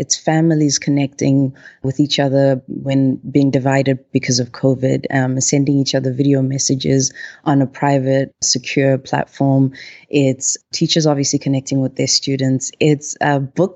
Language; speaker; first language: English; non-native, local second language; Zulu